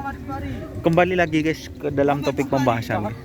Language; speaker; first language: Malay; native; Malay